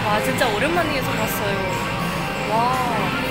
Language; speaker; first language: Korean; non-native, learner; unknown